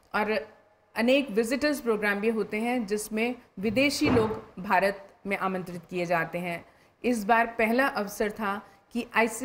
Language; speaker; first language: Hindi; native; Hindi